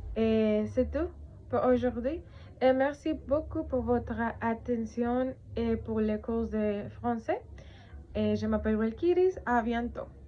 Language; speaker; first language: French; non-native, learner; Spanish